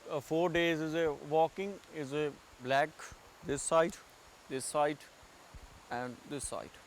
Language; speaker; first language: English; non-native, learner; Persian